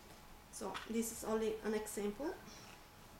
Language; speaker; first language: English; non-native, fluent; Italian